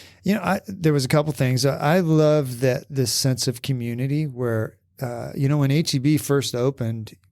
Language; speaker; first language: English; native; English